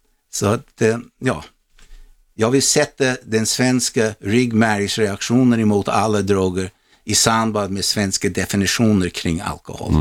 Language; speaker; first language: Swedish; non-native, fluent; English